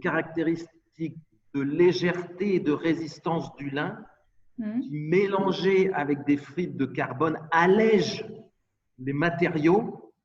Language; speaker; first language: French; native; French